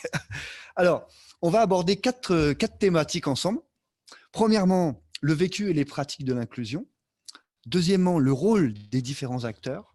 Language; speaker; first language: French; native; French